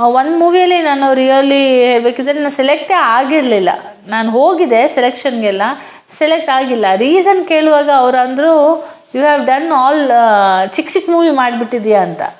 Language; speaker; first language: Kannada; non-native, local second language; Hindi